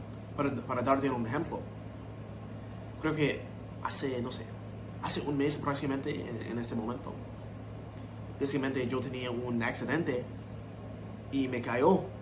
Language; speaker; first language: Spanish; non-native, learner; English